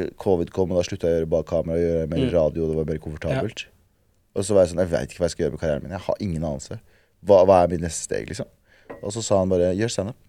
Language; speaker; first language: Norwegian; early bilingual, other home language; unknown